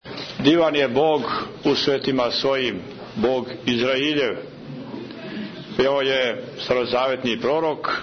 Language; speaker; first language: Croatian; native; Croatian